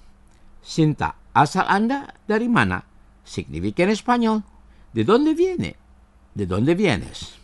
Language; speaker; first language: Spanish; non-native, fluent; Indonesian